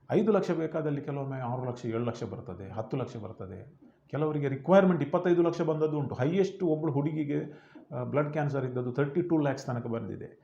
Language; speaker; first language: Kannada; non-native, local second language; Konkani